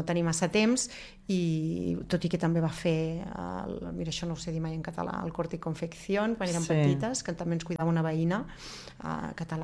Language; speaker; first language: Catalan; early bilingual, other home language; Spanish